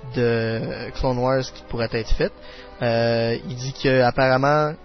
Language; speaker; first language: French; native; French